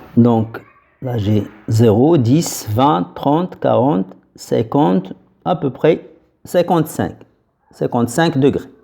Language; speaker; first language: French; non-native, local second language; Arabic